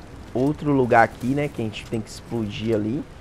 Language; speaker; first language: Portuguese; native; Portuguese